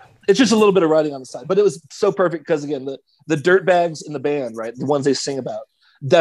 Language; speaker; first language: English; native; English